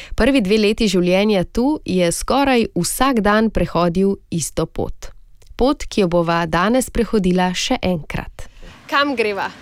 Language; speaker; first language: Slovenian; native; Slovenian